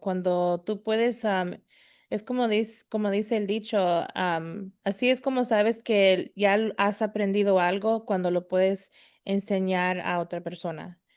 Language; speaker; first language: Spanish; early bilingual, heritage; Spanish